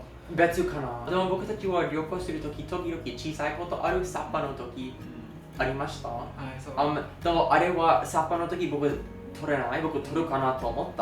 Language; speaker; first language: Japanese; non-native, learner; English